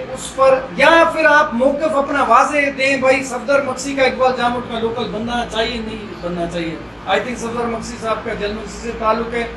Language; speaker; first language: Urdu; non-native, local second language; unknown